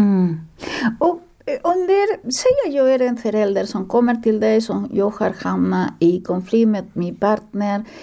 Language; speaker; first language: Swedish; non-native, fluent; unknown